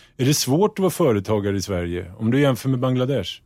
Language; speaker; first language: Swedish; native; Swedish